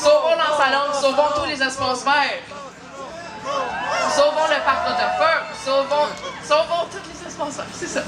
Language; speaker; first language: French; native; French